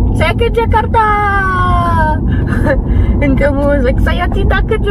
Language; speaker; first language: Indonesian; non-native, learner; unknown